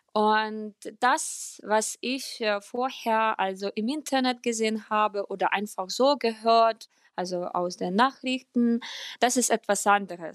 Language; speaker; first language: German; non-native, fluent; Ukrainian